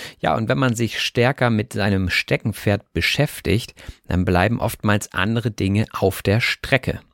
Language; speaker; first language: German; native; German